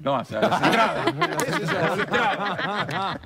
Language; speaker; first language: Spanish; native; Spanish